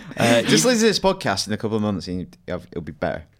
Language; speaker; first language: English; native; English